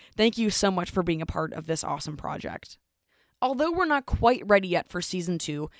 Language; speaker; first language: English; native; English